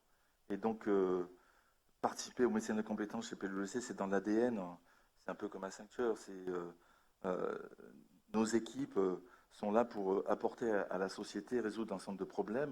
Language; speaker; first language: French; native; French